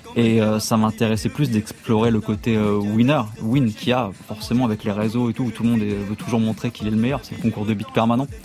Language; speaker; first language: French; native; French